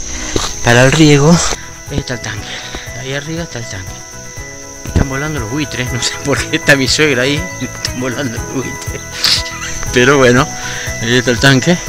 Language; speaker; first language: Spanish; native; Spanish